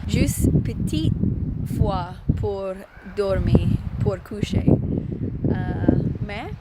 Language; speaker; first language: French; non-native, learner; English